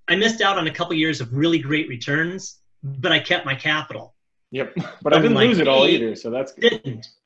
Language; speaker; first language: English; native; English